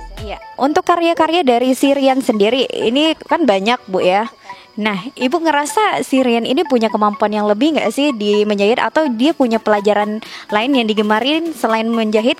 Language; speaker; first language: Indonesian; native; Indonesian